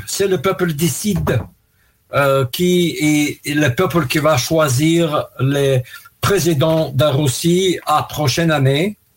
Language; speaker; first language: French; non-native, fluent; Russian